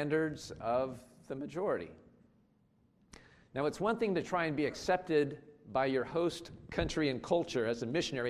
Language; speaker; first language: English; native; English